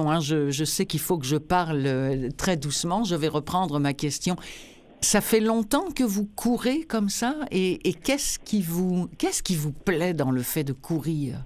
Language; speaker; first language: French; native; French